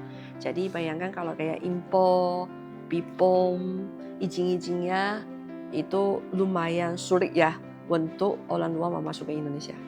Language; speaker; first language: Indonesian; non-native, learner; Chinese